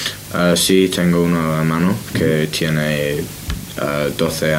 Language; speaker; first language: Spanish; non-native, learner; English